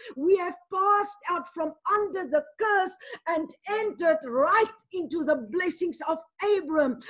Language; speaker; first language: English; non-native, local second language; Afrikaans